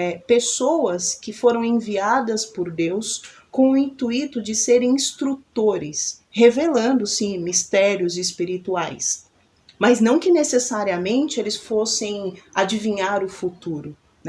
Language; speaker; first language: Portuguese; native; Portuguese